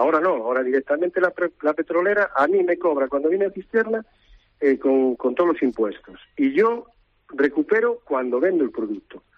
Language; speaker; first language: Spanish; native; Spanish